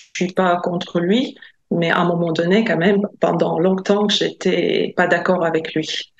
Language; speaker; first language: French; non-native, fluent; Latvian